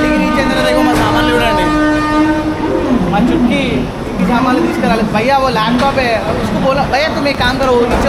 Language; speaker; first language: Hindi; non-native, local second language; Telugu